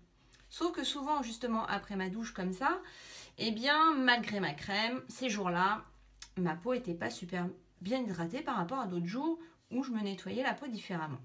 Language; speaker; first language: French; native; French